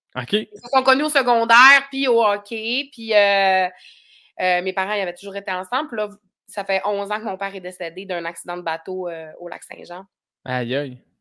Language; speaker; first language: French; native; French